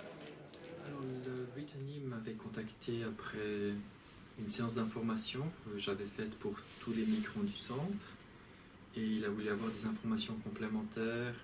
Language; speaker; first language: French; native; French